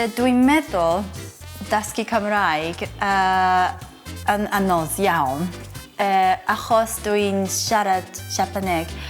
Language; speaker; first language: Welsh; non-native, learner; Japanese